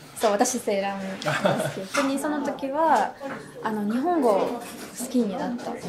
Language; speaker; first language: Japanese; non-native, fluent; Russian